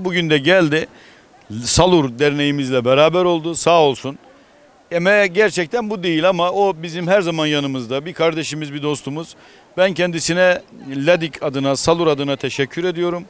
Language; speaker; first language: Turkish; native; Turkish